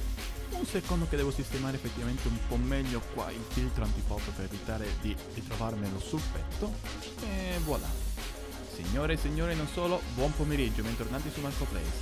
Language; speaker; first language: Italian; native; Italian